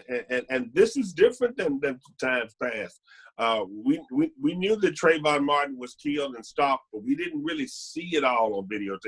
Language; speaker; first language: English; native; English